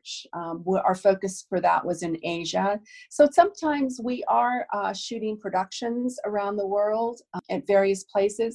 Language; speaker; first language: English; native; English